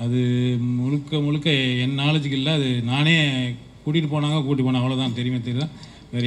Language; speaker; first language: Tamil; native; Tamil